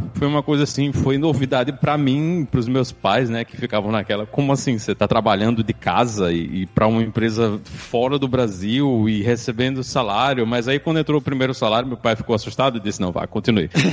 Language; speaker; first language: Portuguese; native; Portuguese